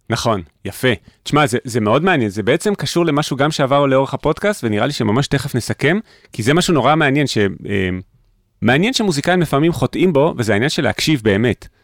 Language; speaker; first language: Hebrew; native; Hebrew